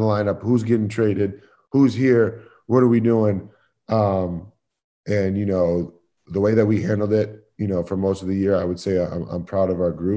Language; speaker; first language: English; native; English